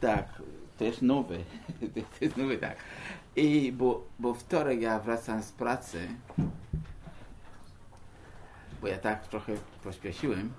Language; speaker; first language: Polish; non-native, learner; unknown